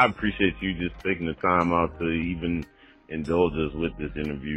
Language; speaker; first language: English; native; English